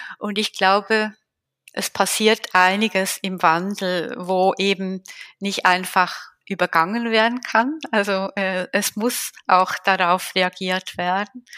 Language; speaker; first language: German; native; German